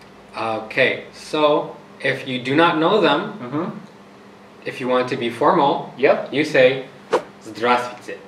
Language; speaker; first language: English; early bilingual, heritage; English